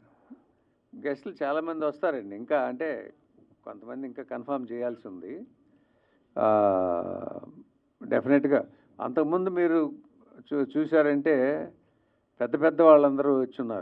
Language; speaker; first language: Telugu; native; Telugu